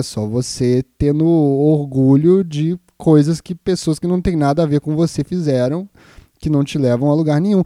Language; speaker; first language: Portuguese; native; Portuguese